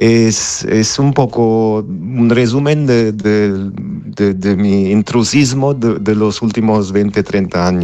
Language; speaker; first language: Spanish; non-native, fluent; Armenian